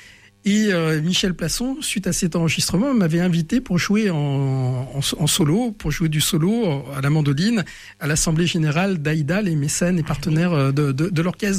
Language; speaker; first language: French; native; French